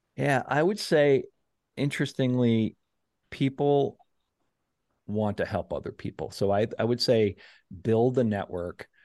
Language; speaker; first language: English; native; English